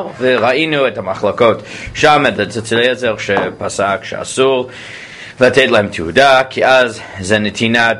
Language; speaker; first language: Hebrew; non-native, fluent; English